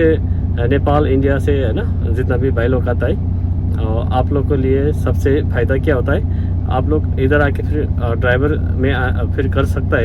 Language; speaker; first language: Hindi; non-native, learner; Nepali